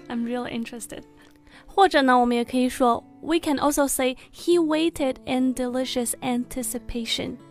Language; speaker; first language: English; non-native, fluent; Chinese